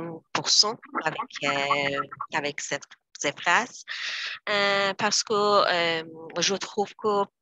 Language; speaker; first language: French; non-native, learner; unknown